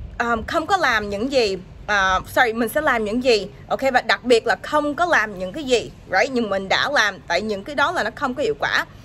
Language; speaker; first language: Vietnamese; early bilingual, heritage; Vietnamese